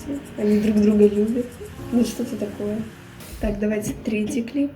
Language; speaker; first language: Russian; native; Russian